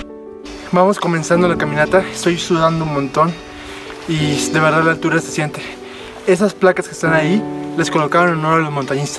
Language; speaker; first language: Spanish; native; Spanish